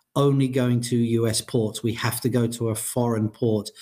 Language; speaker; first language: English; native; English